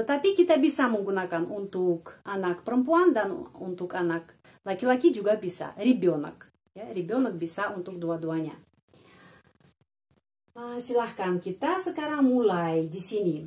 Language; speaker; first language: Indonesian; non-native, fluent; Russian